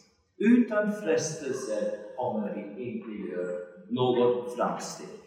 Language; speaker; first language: Swedish; non-native, fluent; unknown